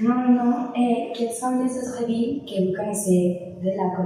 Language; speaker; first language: French; non-native, learner; Spanish